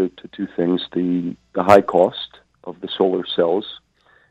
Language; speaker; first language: English; native; English